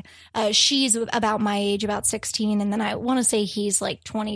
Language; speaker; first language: English; native; English